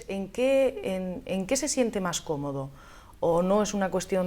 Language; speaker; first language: Spanish; native; Spanish